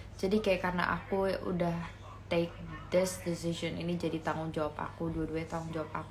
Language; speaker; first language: Indonesian; early bilingual, heritage; Indonesian